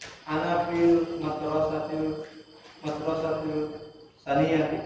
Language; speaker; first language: Arabic; non-native, learner; Indonesian